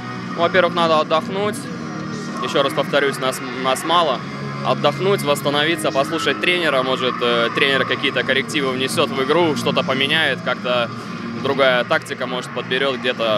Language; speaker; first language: Russian; native; Russian